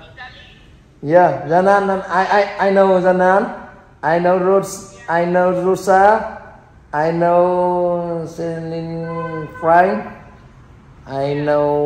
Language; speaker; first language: English; non-native, learner; Vietnamese